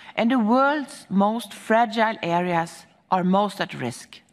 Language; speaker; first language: English; non-native, fluent; Swedish